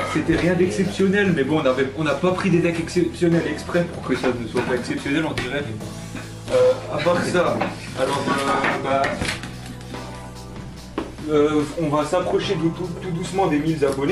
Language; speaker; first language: French; native; French